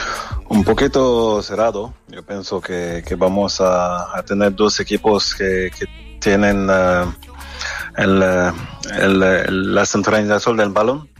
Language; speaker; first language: Spanish; non-native, fluent; French